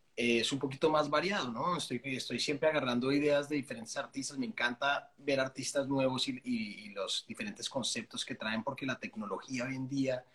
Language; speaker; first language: Spanish; native; Spanish